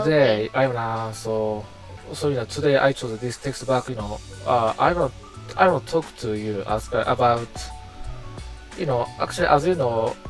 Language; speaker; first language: English; non-native, learner; Japanese